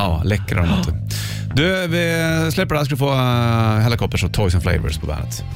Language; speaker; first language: Swedish; native; Swedish